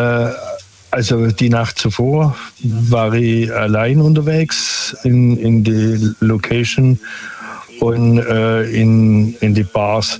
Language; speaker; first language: German; native; German